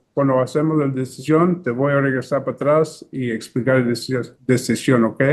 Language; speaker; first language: Spanish; early bilingual, heritage; English